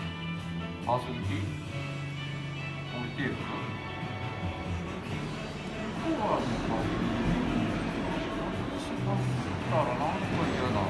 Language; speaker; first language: Japanese; native; Japanese